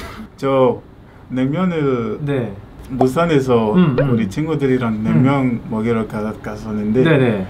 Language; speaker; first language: Korean; non-native, learner; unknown